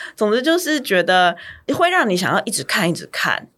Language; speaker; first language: Chinese; native; Chinese